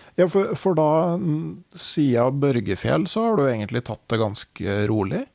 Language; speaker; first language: Norwegian; native; Norwegian